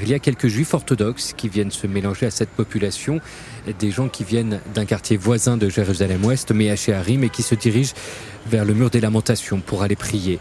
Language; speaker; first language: French; native; French